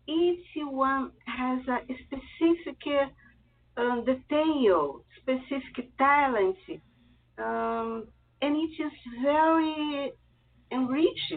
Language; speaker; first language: English; non-native, learner; Portuguese